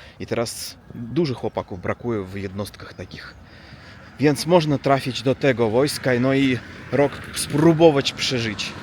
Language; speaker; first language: Polish; non-native, learner; Russian